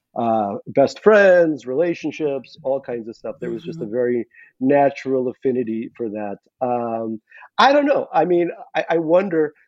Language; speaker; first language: English; non-native, fluent; Russian